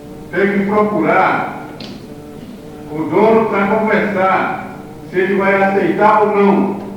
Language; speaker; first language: Portuguese; non-native, local second language; Kayapó